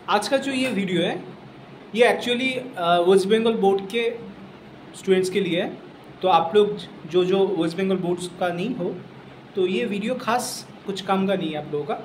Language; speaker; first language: Hindi; non-native, local second language; Bangla